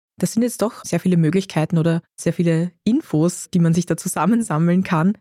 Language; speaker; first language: German; native; German